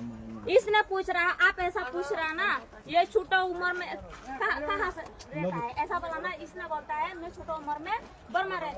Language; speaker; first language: Hindi; non-native, learner; Rohingya